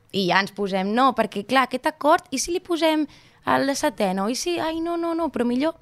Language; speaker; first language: Catalan; non-native, local second language; Spanish